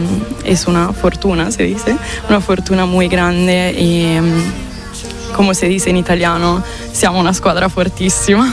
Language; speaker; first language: Spanish; non-native, fluent; Italian